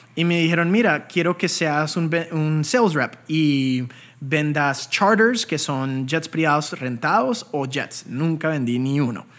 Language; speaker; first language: Spanish; early bilingual, heritage; Spanish